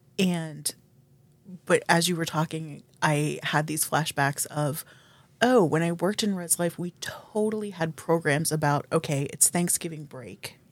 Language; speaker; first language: English; native; English